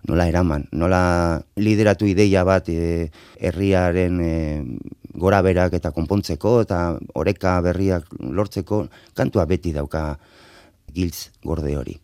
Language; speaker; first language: Basque; non-native, local second language; Spanish